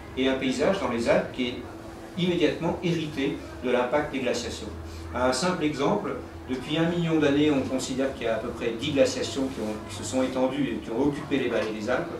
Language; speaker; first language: French; native; French